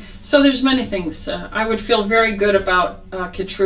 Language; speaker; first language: English; native; English